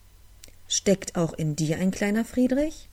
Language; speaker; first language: German; native; German